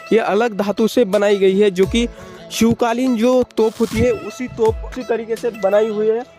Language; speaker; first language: Hindi; non-native, local second language; Marathi